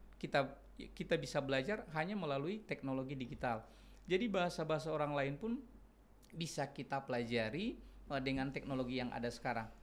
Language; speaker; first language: Indonesian; non-native, local second language; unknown